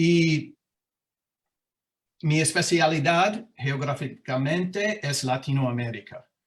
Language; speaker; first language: Spanish; non-native, fluent; English